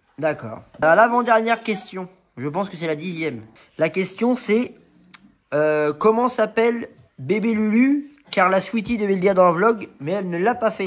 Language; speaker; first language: French; native; French